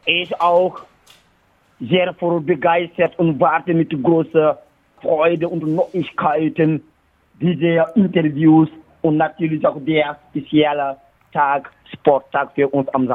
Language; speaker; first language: German; non-native, learner; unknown